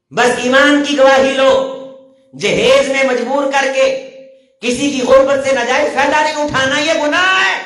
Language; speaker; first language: Urdu; non-native, local second language; Punjabi